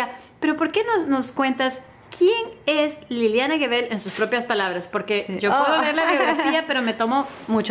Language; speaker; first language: Spanish; native; Spanish